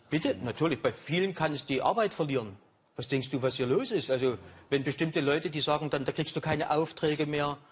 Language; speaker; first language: German; native; German